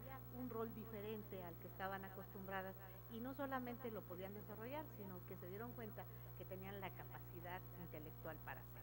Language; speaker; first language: Spanish; native; Spanish